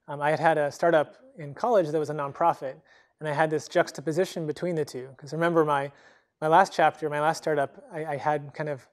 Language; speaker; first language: English; native; English